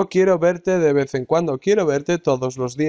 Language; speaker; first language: Spanish; native; Spanish